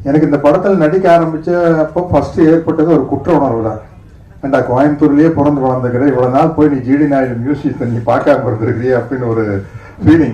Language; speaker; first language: Tamil; native; Tamil